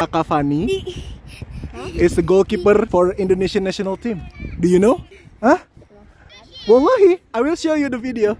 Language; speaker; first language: English; non-native, learner; Indonesian